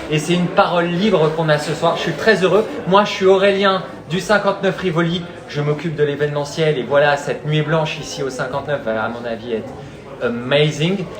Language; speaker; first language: French; native; French